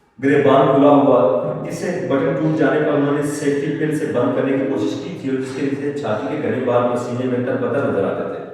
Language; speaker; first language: Urdu; non-native, local second language; Punjabi